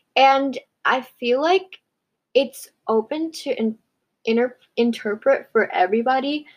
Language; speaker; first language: English; early bilingual, other home language; Hindi